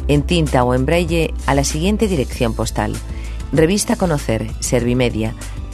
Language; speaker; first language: Spanish; native; Spanish